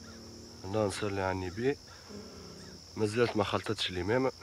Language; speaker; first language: Arabic; native; Arabic